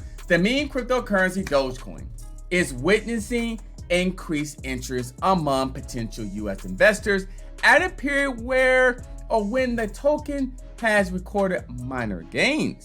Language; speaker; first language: English; native; English